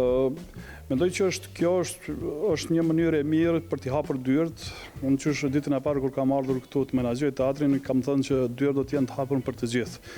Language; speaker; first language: Albanian; native; Albanian